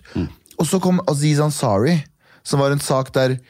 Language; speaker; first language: Norwegian; early bilingual, other home language; Kurdish